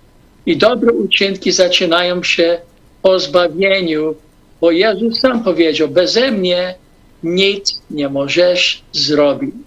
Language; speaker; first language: Polish; non-native, fluent; English